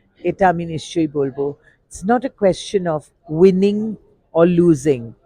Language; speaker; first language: Bangla; non-native, local second language; Tamil